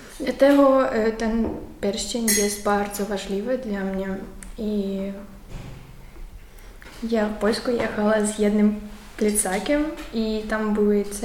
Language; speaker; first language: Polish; non-native, learner; Ukrainian